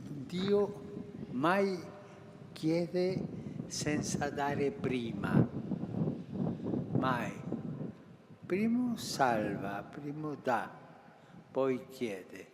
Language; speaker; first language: Italian; non-native, fluent; Spanish